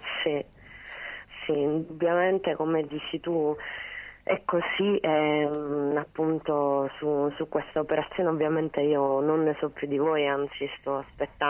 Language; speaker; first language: Italian; native; Italian